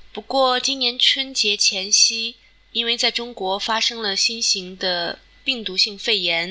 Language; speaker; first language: Chinese; native; Chinese